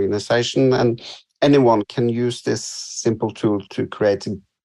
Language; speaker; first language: English; non-native, fluent; Norwegian